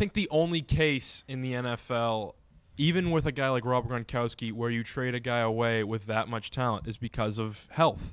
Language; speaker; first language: English; native; English